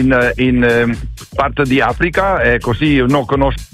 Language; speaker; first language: Italian; non-native, learner; Dutch